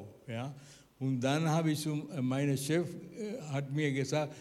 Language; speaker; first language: German; non-native, learner; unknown